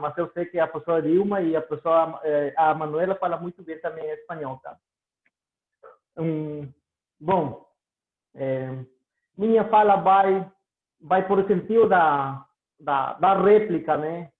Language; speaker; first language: Portuguese; non-native, learner; Spanish